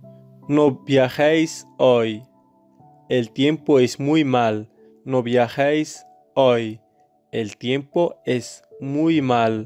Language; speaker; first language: Spanish; non-native, learner; Arabic